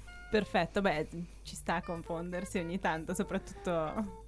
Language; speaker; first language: Italian; native; Italian